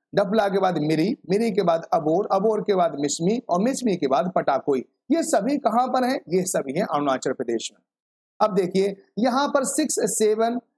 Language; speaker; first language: Hindi; native; Hindi